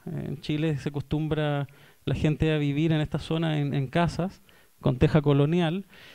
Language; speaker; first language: Spanish; native; Spanish